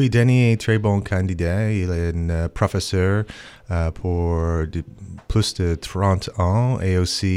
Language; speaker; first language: French; non-native, local second language; English